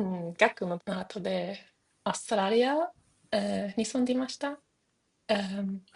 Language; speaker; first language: Japanese; non-native, learner; German